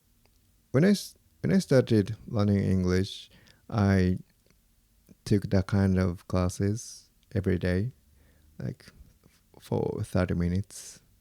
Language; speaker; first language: English; non-native, fluent; Japanese